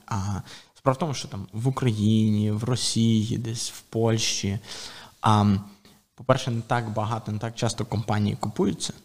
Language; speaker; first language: Ukrainian; native; Ukrainian